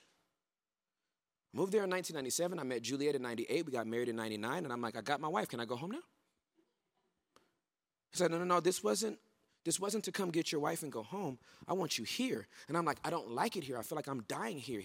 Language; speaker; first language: English; native; English